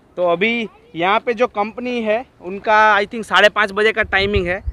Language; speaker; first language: Hindi; non-native, local second language; Gujarati